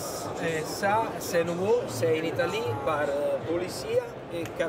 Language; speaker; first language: French; non-native, learner; Italian